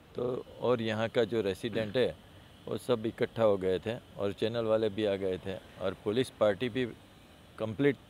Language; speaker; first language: Hindi; non-native, local second language; Gujarati